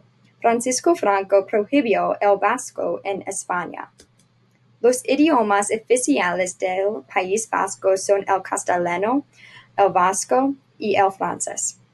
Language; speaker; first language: Spanish; non-native, learner; English